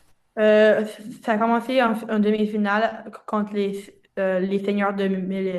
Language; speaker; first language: French; non-native, learner; English